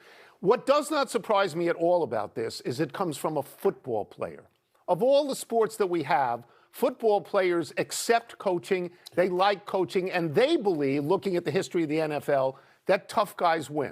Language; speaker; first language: English; native; English